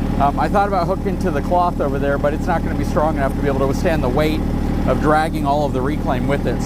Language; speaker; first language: English; native; English